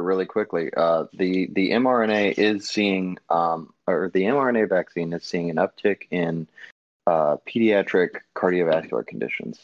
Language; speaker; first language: English; native; English